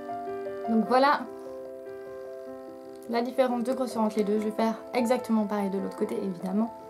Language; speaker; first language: French; native; French